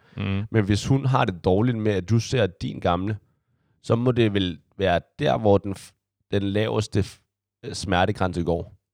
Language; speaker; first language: Danish; early bilingual, other home language; Chinese